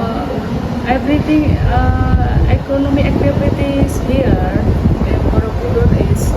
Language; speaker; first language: English; non-native, learner; Indonesian